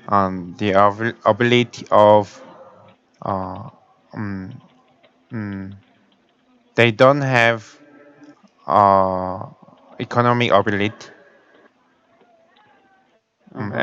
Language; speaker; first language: English; non-native, learner; Korean